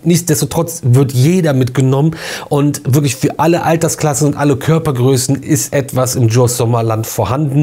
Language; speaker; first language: German; native; German